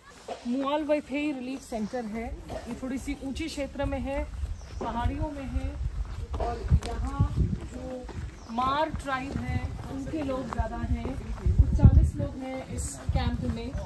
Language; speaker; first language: Hindi; native; Hindi